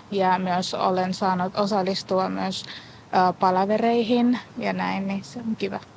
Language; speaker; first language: Finnish; non-native, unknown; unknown